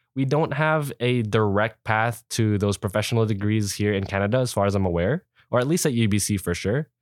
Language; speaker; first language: English; early bilingual, other home language; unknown